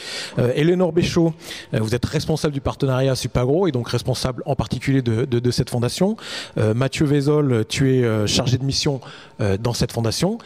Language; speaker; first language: French; native; French